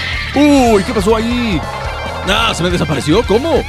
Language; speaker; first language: Spanish; native; Spanish